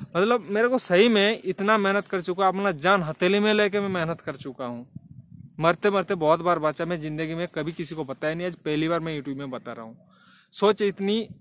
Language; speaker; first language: Hindi; non-native, local second language; Bangla